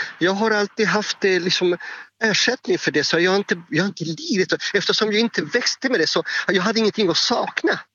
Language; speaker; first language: Swedish; non-native, fluent; Spanish